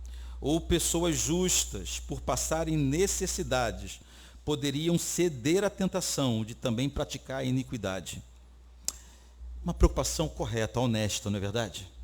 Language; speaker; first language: Portuguese; native; Portuguese